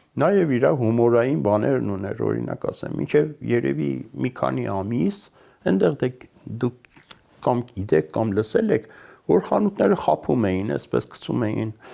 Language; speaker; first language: Armenian; early bilingual, heritage; Armenian